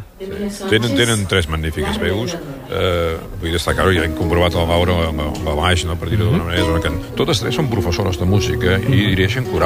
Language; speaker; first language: Catalan; native; Catalan